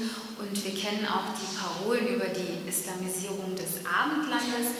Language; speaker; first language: German; early bilingual, other home language; Turkish